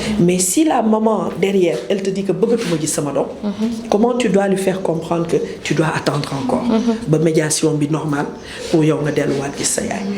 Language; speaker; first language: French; non-native, local second language; Wolof